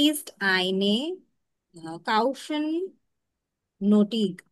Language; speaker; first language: German; non-native, learner; Bangla